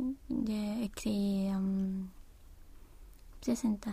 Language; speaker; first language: French; non-native, learner; Spanish